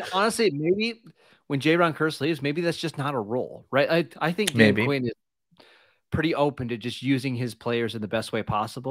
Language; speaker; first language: English; native; English